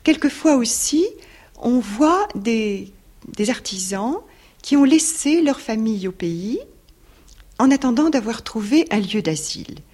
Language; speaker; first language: French; native; French